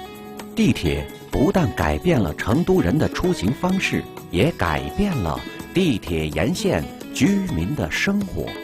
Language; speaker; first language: Chinese; native; Chinese